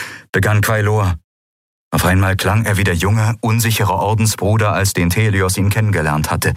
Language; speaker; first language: German; native; German